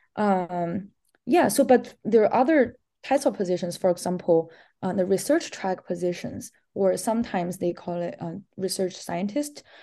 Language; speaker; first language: English; non-native, fluent; Chinese